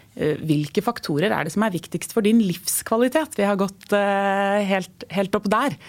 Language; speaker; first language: Norwegian; native; Norwegian